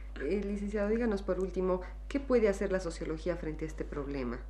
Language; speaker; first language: Spanish; native; Spanish